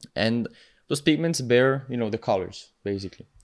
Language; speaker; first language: English; non-native, fluent; French